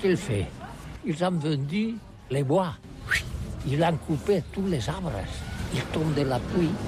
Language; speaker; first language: French; non-native, learner; Catalan